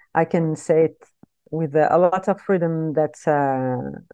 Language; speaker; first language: English; non-native, fluent; French